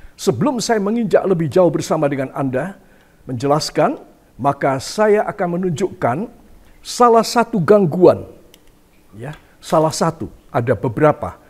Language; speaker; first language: Indonesian; native; Indonesian